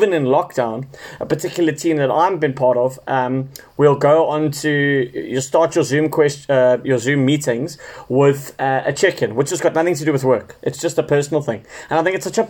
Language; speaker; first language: English; native; English